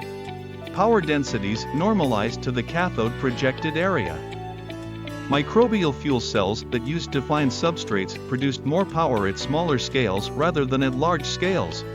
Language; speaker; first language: English; non-native, fluent; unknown